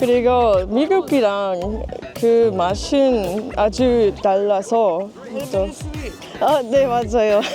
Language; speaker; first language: Korean; non-native, learner; English